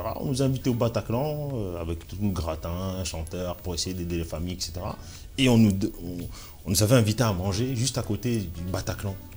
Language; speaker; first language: French; early bilingual, other home language; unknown